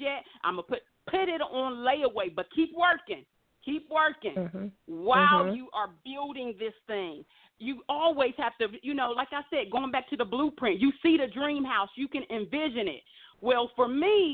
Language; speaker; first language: English; native; English